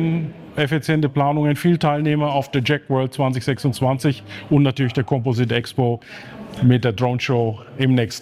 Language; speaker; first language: German; native; German